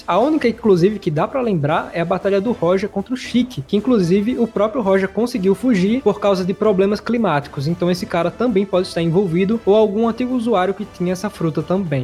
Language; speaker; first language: Portuguese; native; Portuguese